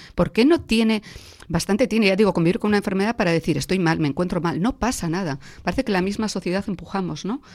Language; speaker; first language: Spanish; native; Spanish